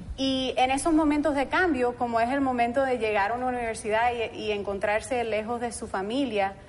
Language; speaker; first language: Spanish; early bilingual, heritage; Spanish